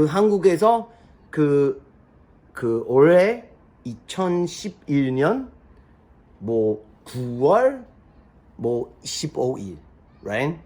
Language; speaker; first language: Korean; non-native, learner; English